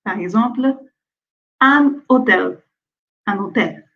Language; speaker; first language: French; non-native, fluent; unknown